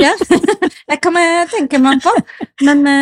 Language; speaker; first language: Norwegian; non-native, fluent; Spanish